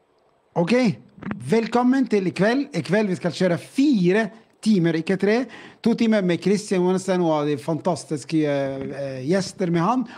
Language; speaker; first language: Norwegian; non-native, fluent; Arabic